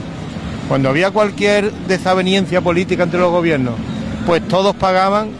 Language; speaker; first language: Spanish; native; Spanish